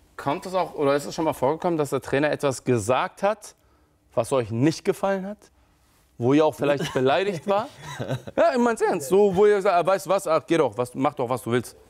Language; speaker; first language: German; early bilingual, other home language; Turkish